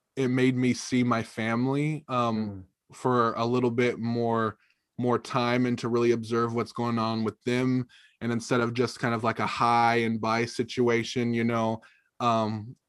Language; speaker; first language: English; native; English